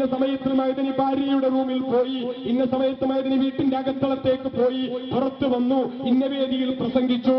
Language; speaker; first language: Malayalam; native; Malayalam